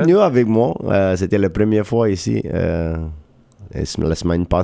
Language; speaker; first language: French; non-native, local second language; English